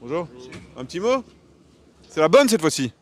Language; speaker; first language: French; native; French